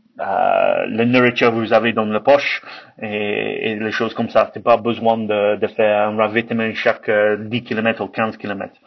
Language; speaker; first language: French; non-native, learner; English